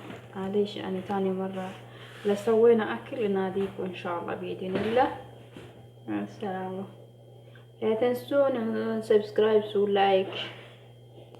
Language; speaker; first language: Arabic; non-native, fluent; Oromo